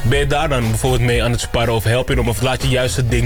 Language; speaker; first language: Dutch; native; Dutch